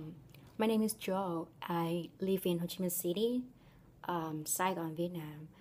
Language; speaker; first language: English; non-native, learner; Vietnamese